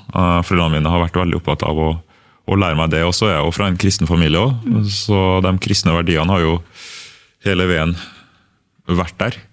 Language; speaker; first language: Norwegian; early bilingual, other home language; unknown